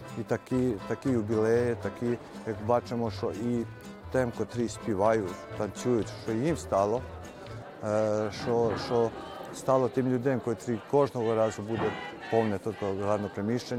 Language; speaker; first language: Ukrainian; early bilingual, heritage; Ukrainian